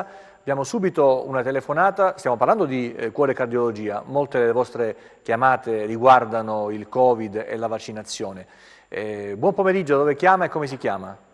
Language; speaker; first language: Italian; native; Italian